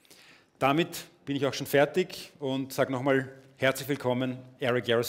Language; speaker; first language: German; native; German